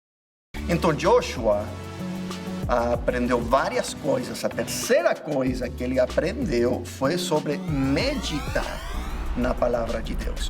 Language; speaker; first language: Portuguese; non-native, fluent; English